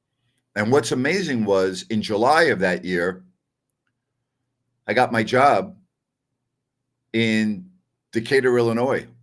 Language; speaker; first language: English; native; English